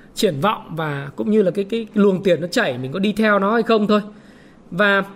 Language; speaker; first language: Vietnamese; native; Vietnamese